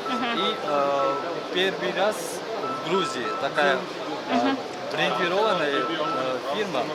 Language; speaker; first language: Russian; non-native, fluent; Georgian